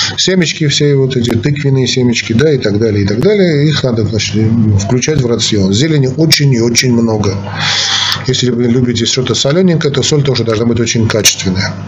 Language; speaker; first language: Russian; non-native, local second language; Armenian